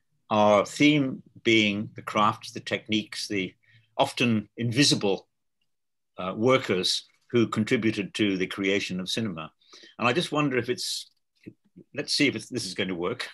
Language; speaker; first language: English; native; English